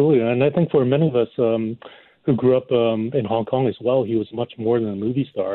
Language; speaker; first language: English; non-native, local second language; Cantonese